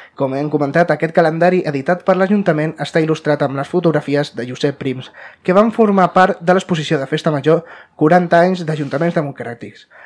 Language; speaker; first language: Catalan; non-native, local second language; Spanish